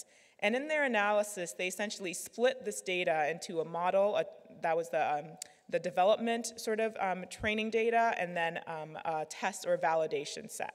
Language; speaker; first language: English; native; English